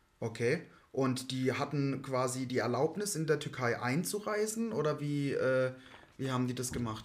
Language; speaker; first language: German; native; German